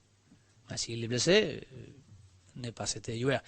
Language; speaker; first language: French; non-native, learner; Spanish